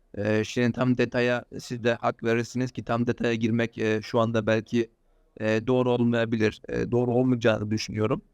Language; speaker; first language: Turkish; early bilingual, heritage; Turkish